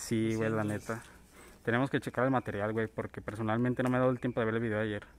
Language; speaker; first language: Spanish; native; Spanish